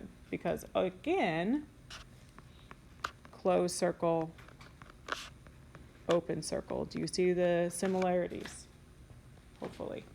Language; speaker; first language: English; native; English